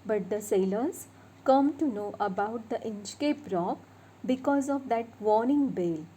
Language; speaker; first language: English; non-native, local second language; Marathi